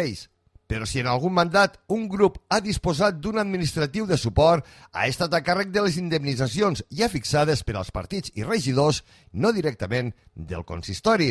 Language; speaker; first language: Catalan; native; Catalan